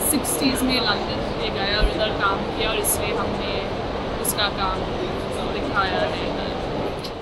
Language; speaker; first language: Hindi; non-native, learner; English